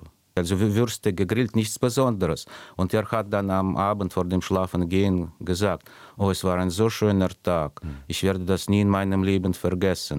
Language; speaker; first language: German; non-native, fluent; Russian